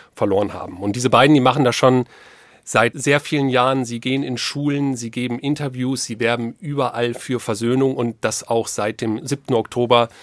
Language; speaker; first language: German; native; German